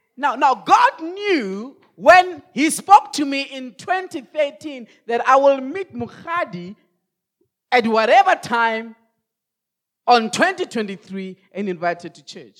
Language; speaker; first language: English; non-native, local second language; Tswana